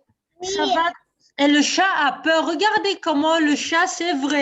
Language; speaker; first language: French; non-native, local second language; Arabic